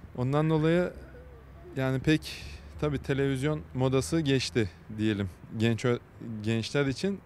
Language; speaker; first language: Turkish; native; Turkish